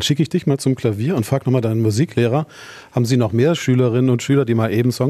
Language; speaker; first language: German; native; German